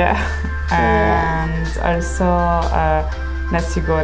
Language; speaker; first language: English; non-native, fluent; French